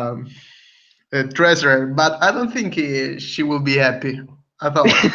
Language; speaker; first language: English; non-native, fluent; Italian